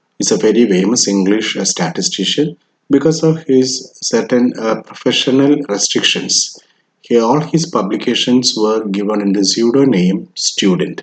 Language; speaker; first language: English; non-native, local second language; Malayalam